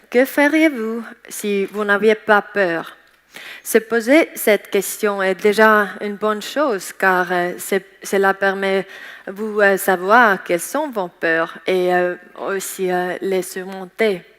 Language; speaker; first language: French; non-native, learner; Estonian